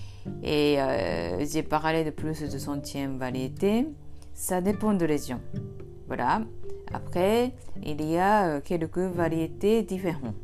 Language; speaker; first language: French; non-native, fluent; Japanese